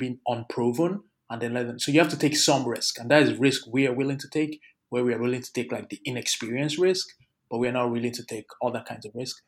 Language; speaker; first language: English; non-native, local second language; Yoruba